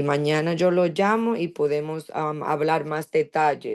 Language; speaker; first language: Spanish; early bilingual, heritage; Spanish